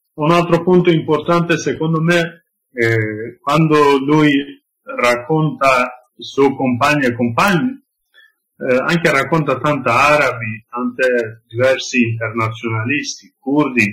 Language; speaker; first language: Italian; non-native, learner; Kurdish